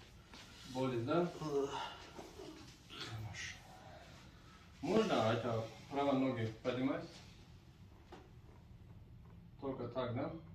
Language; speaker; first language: Russian; non-native, learner; Tajik